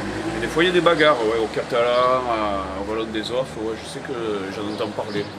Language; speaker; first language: French; native; French